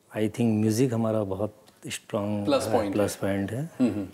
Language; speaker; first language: Hindi; native; Hindi